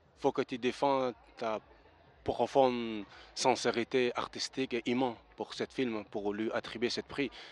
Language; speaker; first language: French; early bilingual, other home language; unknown